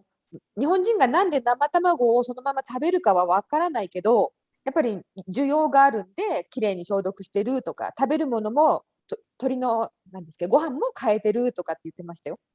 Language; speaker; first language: Japanese; native; Japanese